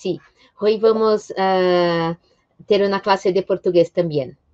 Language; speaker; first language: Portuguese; non-native, fluent; Spanish